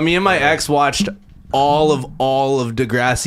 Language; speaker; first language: English; native; English